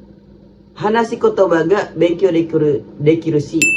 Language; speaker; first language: Japanese; non-native, learner; Indonesian